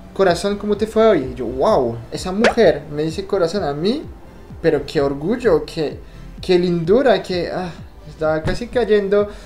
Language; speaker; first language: Spanish; non-native, fluent; French